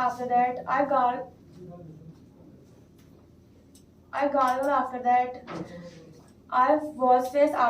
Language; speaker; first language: English; non-native, learner; Hindi